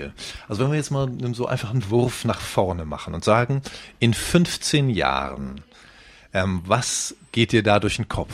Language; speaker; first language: German; native; German